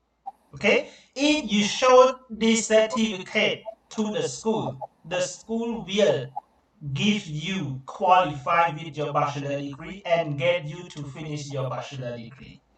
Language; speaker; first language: English; non-native, learner; Khmer